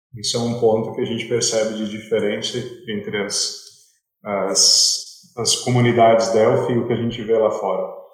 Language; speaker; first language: Portuguese; native; Portuguese